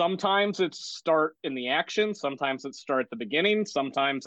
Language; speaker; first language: English; native; English